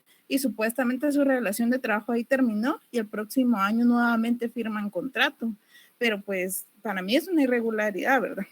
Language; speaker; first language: Spanish; native; Spanish